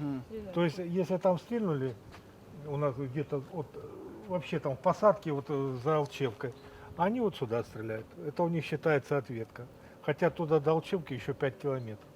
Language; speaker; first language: Russian; native; Russian